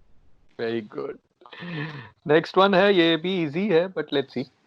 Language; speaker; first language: Hindi; native; Hindi